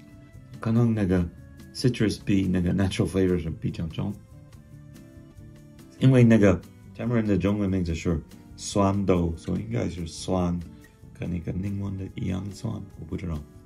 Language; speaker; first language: Chinese; non-native, fluent; English